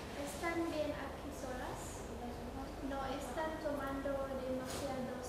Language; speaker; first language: Spanish; non-native, learner; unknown